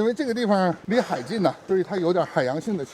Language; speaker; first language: Chinese; native; Chinese